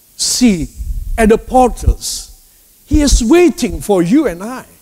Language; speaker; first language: English; non-native, learner; Indonesian